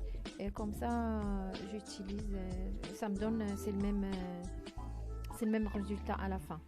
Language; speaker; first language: French; non-native, fluent; Arabic